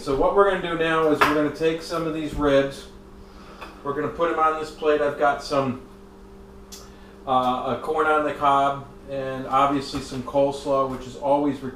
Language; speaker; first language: English; native; English